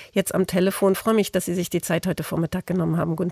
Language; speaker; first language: German; native; German